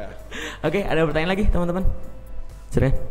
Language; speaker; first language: Indonesian; native; Indonesian